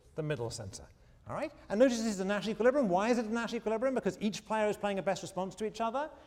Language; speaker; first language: English; native; English